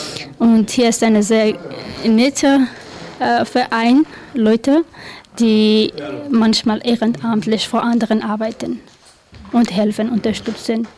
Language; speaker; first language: German; non-native, learner; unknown